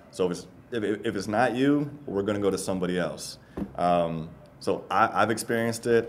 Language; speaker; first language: English; native; English